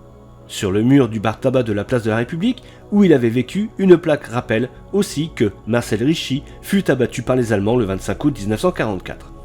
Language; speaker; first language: French; native; French